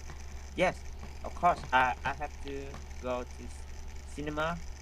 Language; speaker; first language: English; non-native, learner; Vietnamese